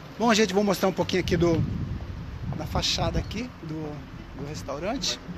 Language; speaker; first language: Portuguese; native; Portuguese